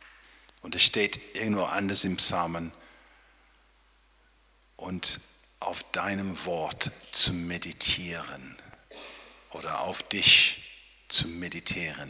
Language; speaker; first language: German; non-native, fluent; English